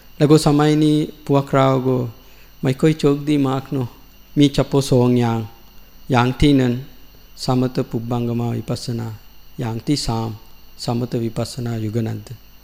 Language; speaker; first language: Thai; non-native, learner; Sinhala